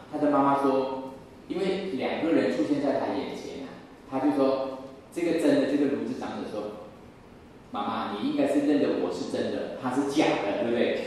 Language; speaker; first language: Chinese; native; Chinese